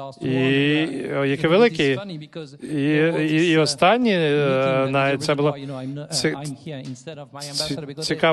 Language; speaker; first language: Ukrainian; non-native, fluent; French